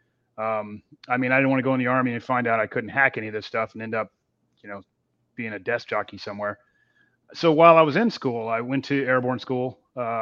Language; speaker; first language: English; native; English